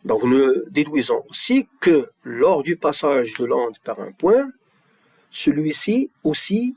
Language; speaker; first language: French; non-native, local second language; Arabic